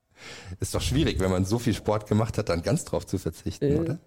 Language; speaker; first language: German; native; German